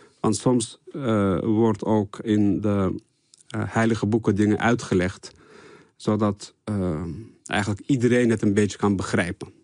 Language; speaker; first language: Dutch; early bilingual, other home language; Turkish